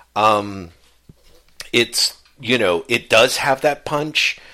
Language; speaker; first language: English; native; English